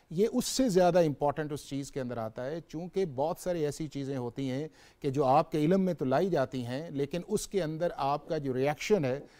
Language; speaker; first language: Hindi; native; Hindi